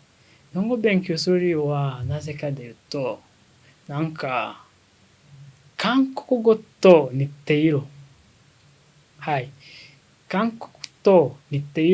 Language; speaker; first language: Japanese; non-native, learner; Kinyarwanda